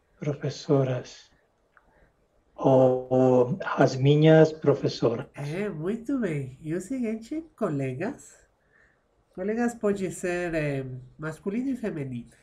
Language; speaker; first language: Portuguese; non-native, fluent; Spanish